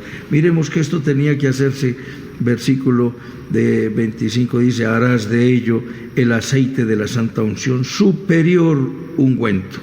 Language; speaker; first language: Spanish; native; Spanish